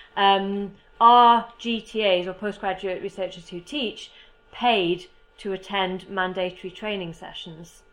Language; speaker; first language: English; native; English